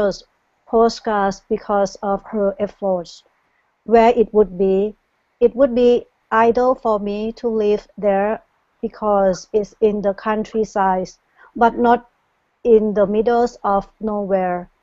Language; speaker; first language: English; non-native, learner; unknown